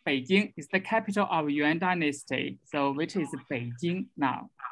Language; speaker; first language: English; non-native, fluent; Chinese